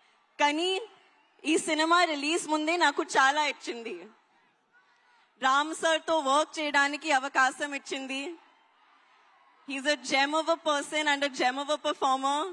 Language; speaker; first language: Telugu; non-native, learner; Hindi